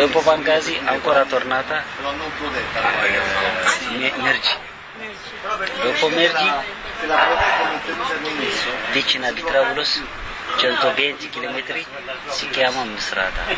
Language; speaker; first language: Italian; non-native, learner; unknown